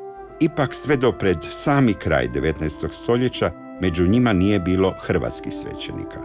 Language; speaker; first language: Croatian; native; Croatian